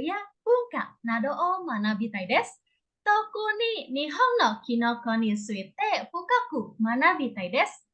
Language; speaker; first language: Japanese; non-native, learner; Indonesian